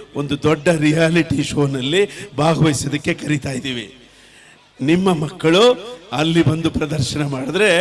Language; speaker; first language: Kannada; non-native, local second language; Telugu